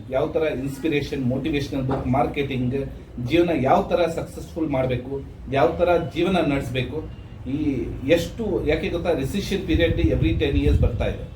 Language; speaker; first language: Kannada; non-native, local second language; Urdu